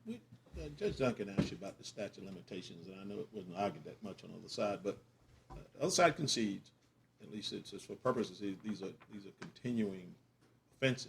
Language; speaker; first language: English; native; English